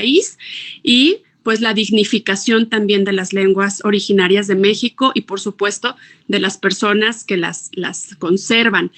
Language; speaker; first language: Spanish; native; Spanish